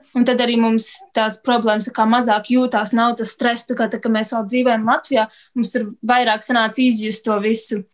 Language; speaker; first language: Latvian; native; Latvian